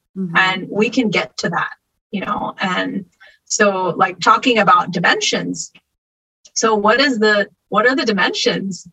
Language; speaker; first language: English; native; English